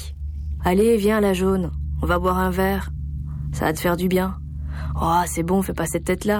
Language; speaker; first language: French; native; French